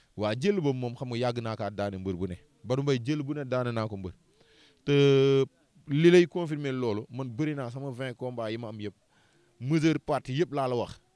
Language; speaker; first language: Wolof; native; Wolof